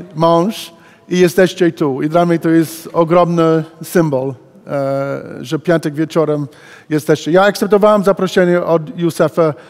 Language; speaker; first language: Polish; non-native, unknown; English